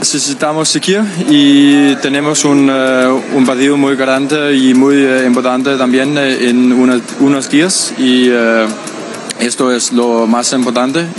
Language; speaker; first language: Spanish; non-native, learner; Danish